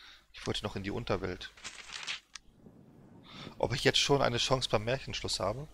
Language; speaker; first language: German; native; German